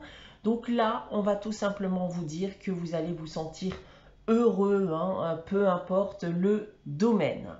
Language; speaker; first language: French; native; French